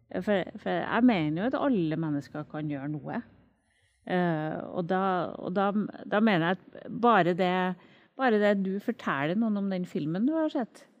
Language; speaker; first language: Norwegian; native; Norwegian